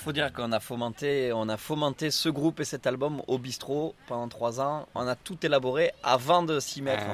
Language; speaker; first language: French; native; French